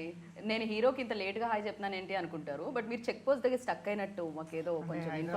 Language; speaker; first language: Telugu; native; Telugu